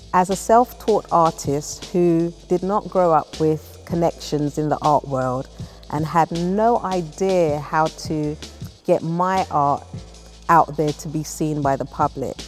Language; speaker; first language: English; native; English